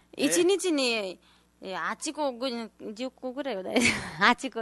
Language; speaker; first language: Japanese; non-native, learner; Nepali